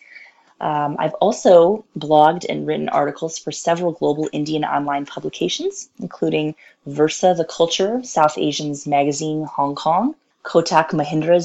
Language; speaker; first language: English; native; English